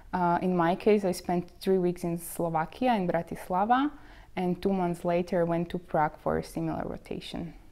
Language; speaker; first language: English; non-native, fluent; Slovak